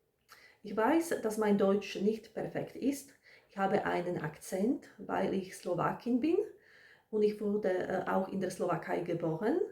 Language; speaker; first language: German; non-native, fluent; Slovak